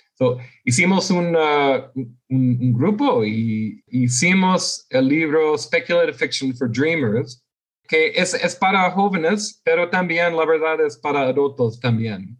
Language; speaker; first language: Spanish; non-native, fluent; English